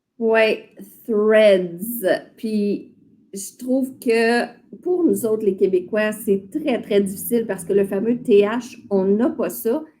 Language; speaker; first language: French; native; French